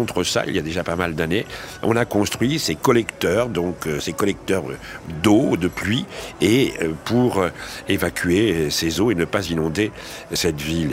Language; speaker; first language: French; native; French